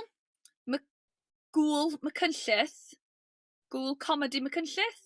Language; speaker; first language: Welsh; non-native, local second language; English